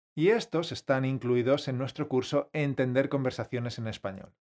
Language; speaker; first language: Spanish; native; Spanish